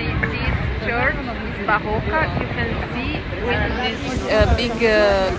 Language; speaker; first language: English; non-native, learner; Portuguese